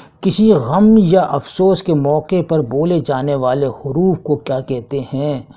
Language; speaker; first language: Urdu; native; Urdu